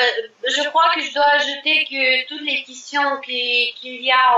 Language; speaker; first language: French; non-native, fluent; Russian